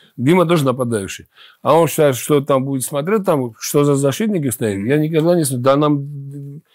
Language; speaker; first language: Russian; non-native, fluent; Georgian